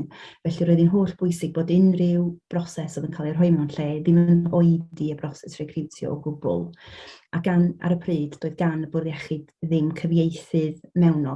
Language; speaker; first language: Welsh; native; Welsh